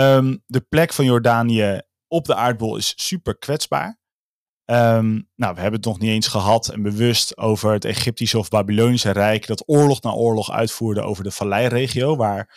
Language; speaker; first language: Dutch; native; Dutch